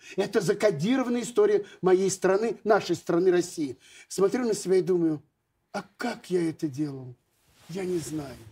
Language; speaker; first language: Russian; native; Russian